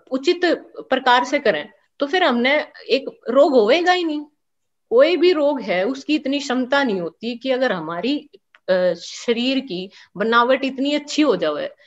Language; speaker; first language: Hindi; native; Hindi